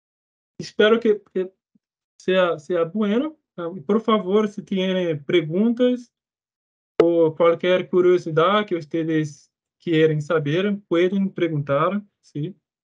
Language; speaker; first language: Spanish; non-native, fluent; Portuguese